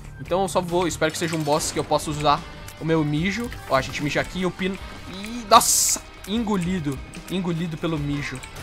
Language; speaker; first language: Portuguese; native; Portuguese